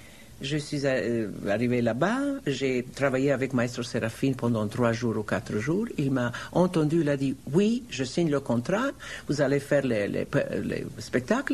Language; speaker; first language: French; non-native, fluent; Romanian